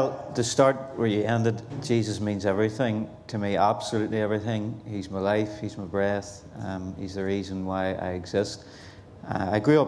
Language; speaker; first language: English; native; English